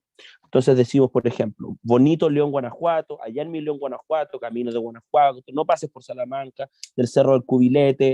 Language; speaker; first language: Spanish; native; Spanish